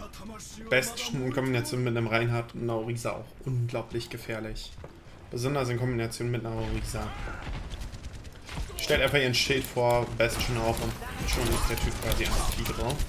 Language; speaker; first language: German; native; German